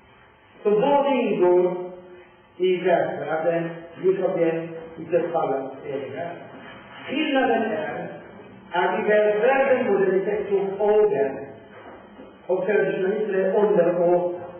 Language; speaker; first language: Swedish; non-native, fluent; Persian